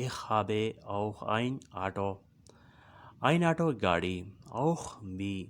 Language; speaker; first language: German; non-native, learner; Urdu